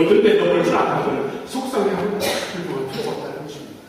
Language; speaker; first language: Korean; native; Korean